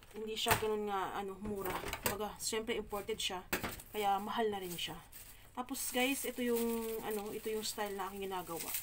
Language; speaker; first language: Filipino; non-native, local second language; Cebuano